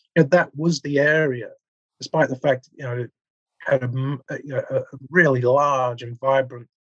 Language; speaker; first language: English; native; English